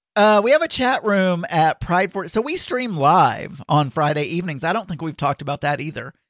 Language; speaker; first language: English; non-native, local second language; Filipino